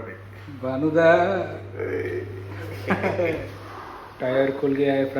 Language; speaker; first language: Hindi; native; Hindi